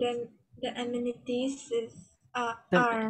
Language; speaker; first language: English; non-native, learner; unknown